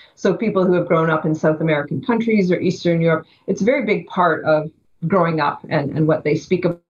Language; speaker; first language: English; native; English